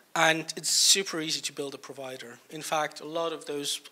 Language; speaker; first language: English; non-native, fluent; Polish